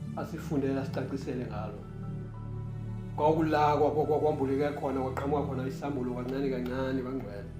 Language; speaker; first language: Zulu; non-native, local second language; Xhosa